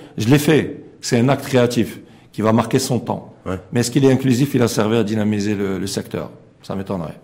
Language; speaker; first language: French; non-native, local second language; Arabic